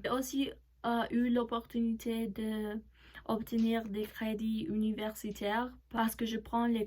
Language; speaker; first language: French; non-native, learner; Spanish